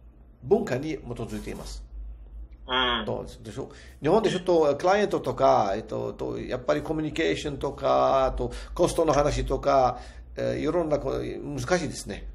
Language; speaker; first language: Japanese; non-native, fluent; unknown